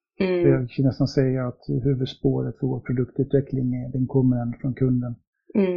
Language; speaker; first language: Swedish; native; Swedish